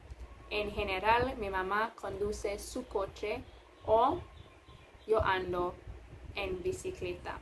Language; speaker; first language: Spanish; non-native, fluent; English